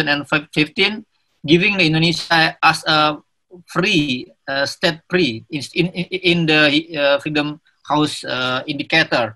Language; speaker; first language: English; non-native, learner; Indonesian